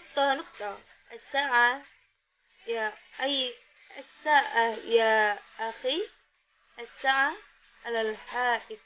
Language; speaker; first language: Arabic; non-native, learner; Indonesian